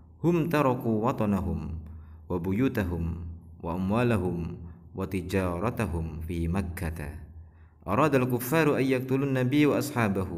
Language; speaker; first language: Arabic; non-native, fluent; Indonesian